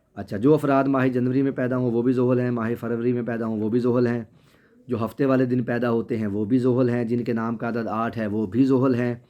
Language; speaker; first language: Urdu; native; Urdu